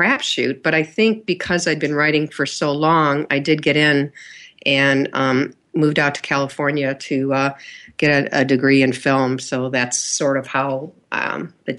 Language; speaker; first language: English; native; English